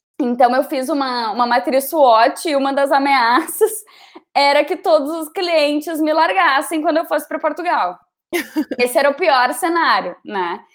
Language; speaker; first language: Portuguese; native; Portuguese